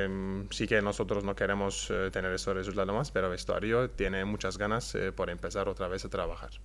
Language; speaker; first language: Spanish; non-native, learner; Turkish